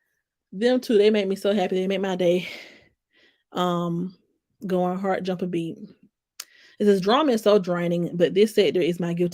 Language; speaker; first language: English; native; English